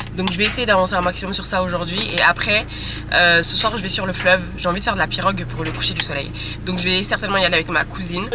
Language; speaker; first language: French; early bilingual, other home language; Bambara